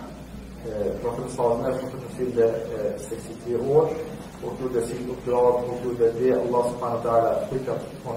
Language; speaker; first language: Swedish; early bilingual, other home language; Arabic